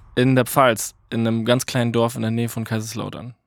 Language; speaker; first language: German; native; German